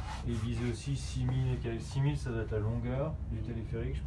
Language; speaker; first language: French; native; French